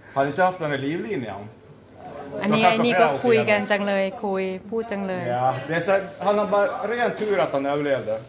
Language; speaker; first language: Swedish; non-native, learner; Thai